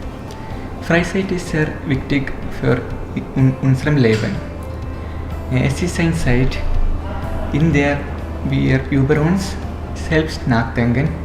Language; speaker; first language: German; non-native, learner; Malayalam